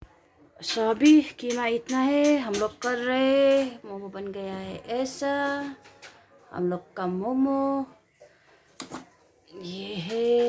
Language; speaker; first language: Hindi; non-native, local second language; Nepali